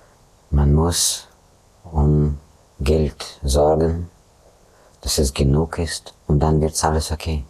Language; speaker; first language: German; non-native, fluent; Russian